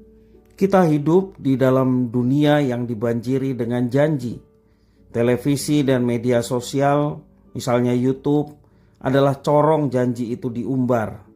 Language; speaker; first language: Indonesian; native; Indonesian